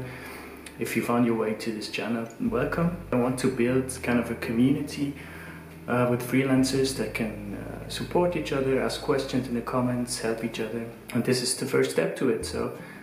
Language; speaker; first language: English; non-native, fluent; Swiss German